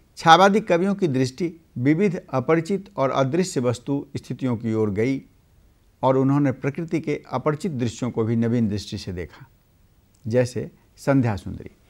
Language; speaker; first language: Hindi; native; Hindi